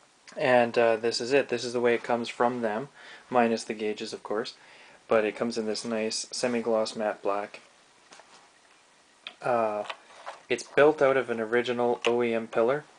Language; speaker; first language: English; native; English